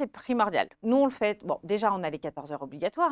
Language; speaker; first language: French; native; French